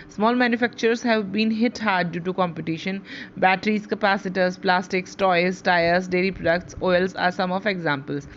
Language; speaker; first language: English; non-native, local second language; Hindi